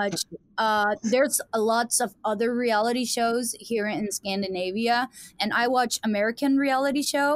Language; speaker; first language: English; non-native, fluent; Danish